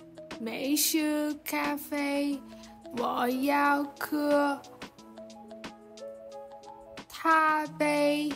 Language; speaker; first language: Chinese; non-native, learner; Vietnamese